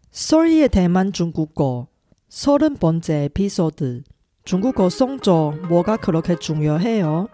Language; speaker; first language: Korean; non-native, fluent; Chinese